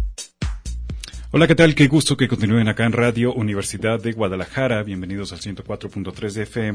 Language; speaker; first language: Spanish; native; Spanish